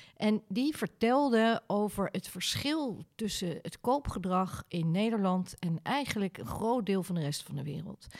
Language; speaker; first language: Dutch; native; Dutch